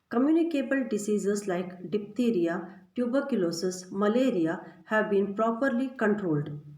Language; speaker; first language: English; non-native, local second language; Kannada